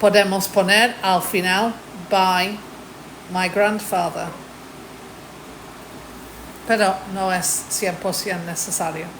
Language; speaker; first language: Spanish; non-native, fluent; English